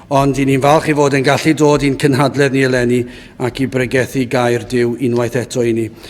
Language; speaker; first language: Welsh; native; Welsh